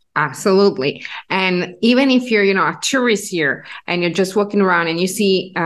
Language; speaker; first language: English; non-native, fluent; Italian